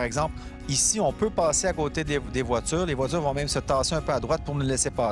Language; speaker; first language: French; native; French